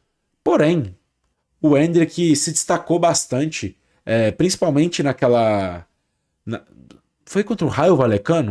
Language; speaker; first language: Portuguese; native; Portuguese